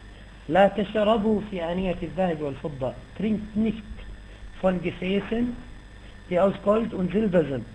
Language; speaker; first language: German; non-native, fluent; Arabic